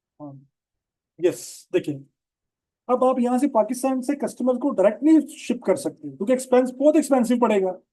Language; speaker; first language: Urdu; non-native, local second language; Punjabi